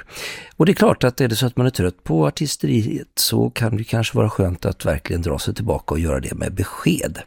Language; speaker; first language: Swedish; native; Swedish